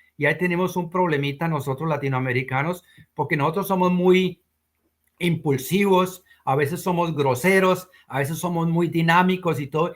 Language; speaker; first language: Spanish; native; Spanish